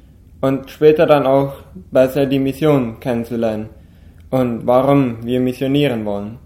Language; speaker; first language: German; non-native, local second language; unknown